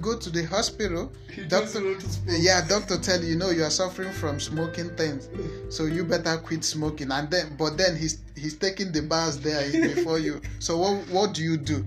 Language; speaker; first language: English; non-native, local second language; Igbo